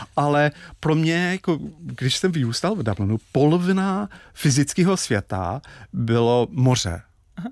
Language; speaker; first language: Czech; non-native, fluent; English